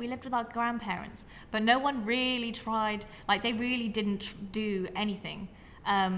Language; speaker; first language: English; native; English